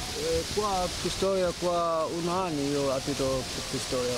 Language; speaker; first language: Italian; non-native, learner; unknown